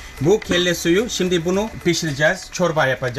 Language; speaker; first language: Turkish; non-native, learner; English